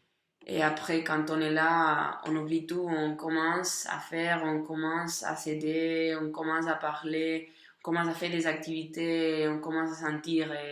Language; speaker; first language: French; non-native, learner; Catalan